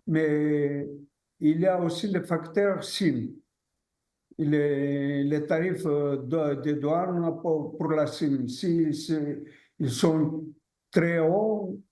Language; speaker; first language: French; non-native, fluent; Greek